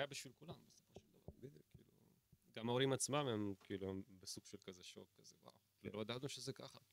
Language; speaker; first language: Hebrew; native; Hebrew